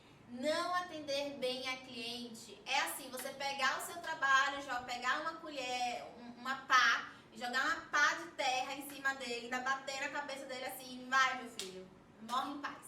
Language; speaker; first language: Portuguese; native; Portuguese